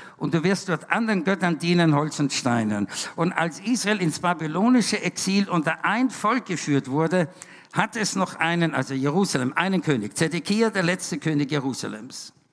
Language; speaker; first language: German; native; German